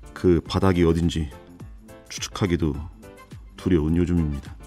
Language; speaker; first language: Korean; native; Korean